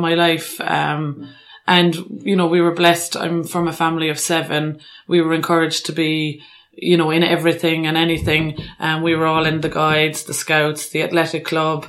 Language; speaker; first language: English; native; English